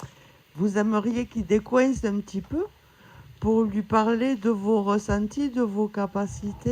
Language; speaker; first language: French; native; French